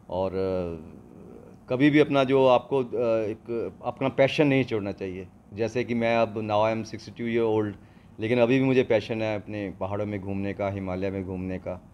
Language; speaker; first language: Hindi; non-native, local second language; Punjabi